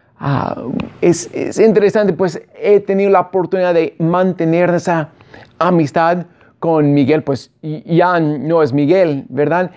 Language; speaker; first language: Spanish; non-native, fluent; English